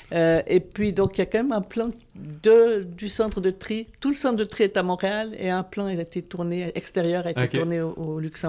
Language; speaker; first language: French; native; French